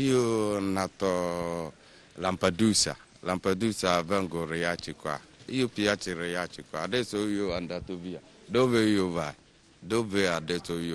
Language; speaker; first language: Italian; non-native, learner; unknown